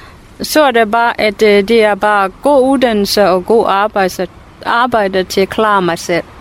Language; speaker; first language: Danish; non-native, fluent; Burmese